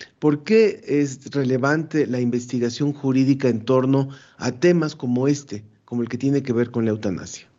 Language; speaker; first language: Spanish; native; Spanish